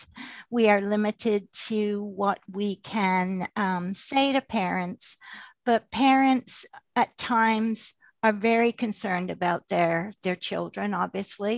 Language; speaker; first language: English; native; English